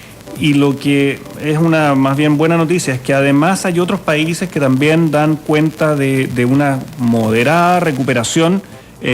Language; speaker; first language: Spanish; native; Spanish